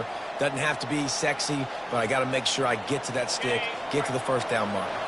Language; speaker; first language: English; native; English